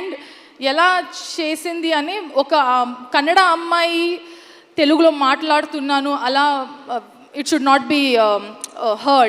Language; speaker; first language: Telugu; non-native, learner; Kannada